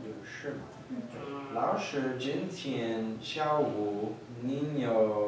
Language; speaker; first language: Chinese; non-native, learner; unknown